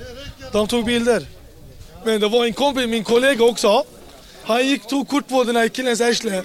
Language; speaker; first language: Swedish; non-native, learner; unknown